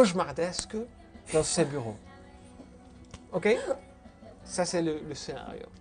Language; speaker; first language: French; non-native, fluent; Spanish